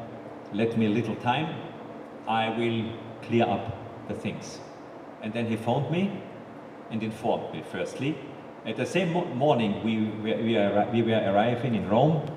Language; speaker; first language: English; non-native, fluent; German